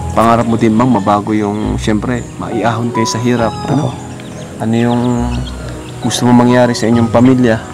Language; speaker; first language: Filipino; native; Filipino